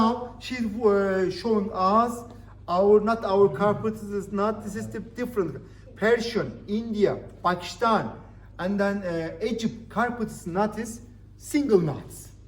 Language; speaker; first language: English; non-native, learner; Turkish